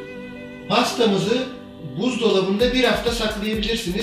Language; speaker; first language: Turkish; native; Turkish